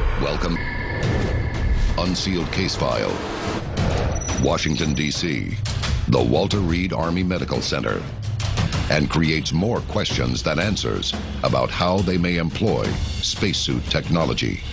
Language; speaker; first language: English; native; English